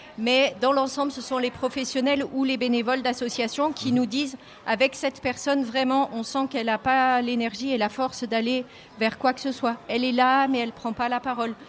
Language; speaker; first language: French; native; French